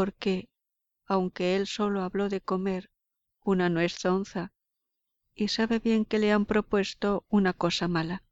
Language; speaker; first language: Spanish; native; Spanish